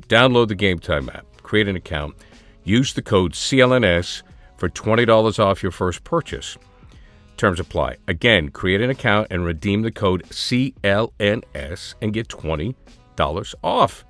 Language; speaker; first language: English; native; English